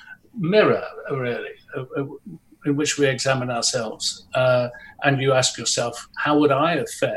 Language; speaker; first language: English; native; English